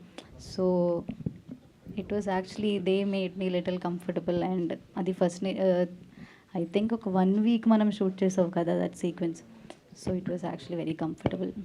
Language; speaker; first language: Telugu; non-native, learner; Malayalam